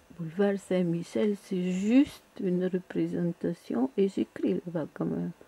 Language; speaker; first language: French; non-native, fluent; Bulgarian